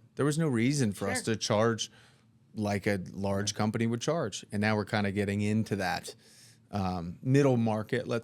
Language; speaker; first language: English; native; English